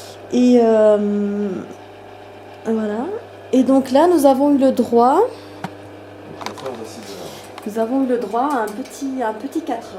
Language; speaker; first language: French; native; French